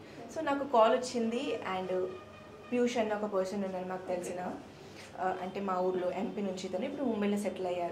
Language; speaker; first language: Telugu; non-native, local second language; Hindi